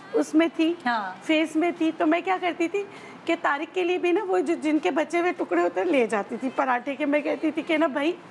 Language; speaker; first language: Urdu; native; Urdu